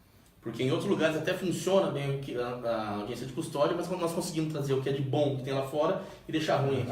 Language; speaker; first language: Portuguese; native; Portuguese